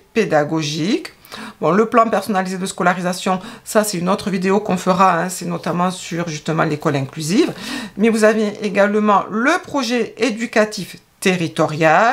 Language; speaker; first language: French; native; French